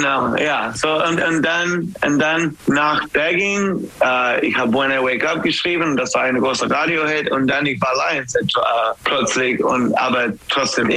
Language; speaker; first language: German; non-native, learner; English